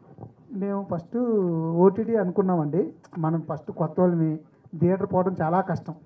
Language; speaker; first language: Telugu; native; Telugu